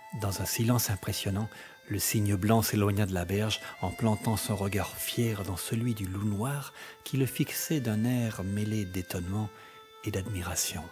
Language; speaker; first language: French; native; French